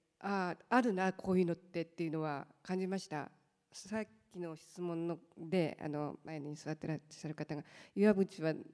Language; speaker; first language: Japanese; native; Japanese